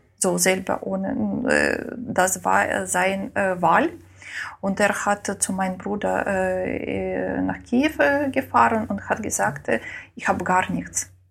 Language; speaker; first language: German; non-native, learner; Ukrainian